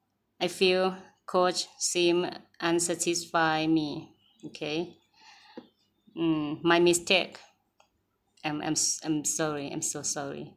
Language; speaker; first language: English; non-native, learner; Thai